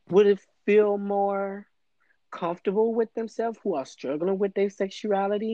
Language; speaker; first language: English; native; English